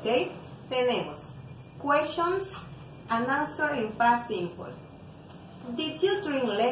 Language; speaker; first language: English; non-native, fluent; Spanish